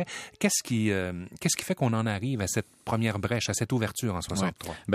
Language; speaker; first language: French; native; French